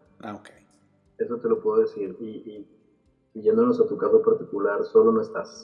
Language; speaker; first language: Spanish; native; Spanish